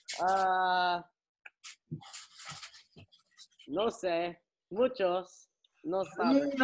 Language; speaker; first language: Spanish; non-native, learner; English